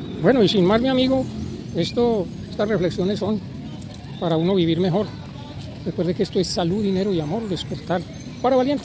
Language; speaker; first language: Spanish; native; Spanish